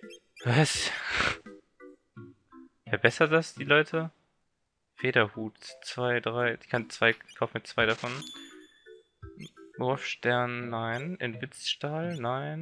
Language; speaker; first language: German; native; German